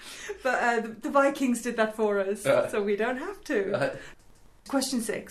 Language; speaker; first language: English; native; English